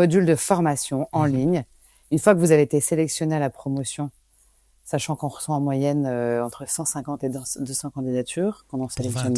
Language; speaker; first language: French; native; French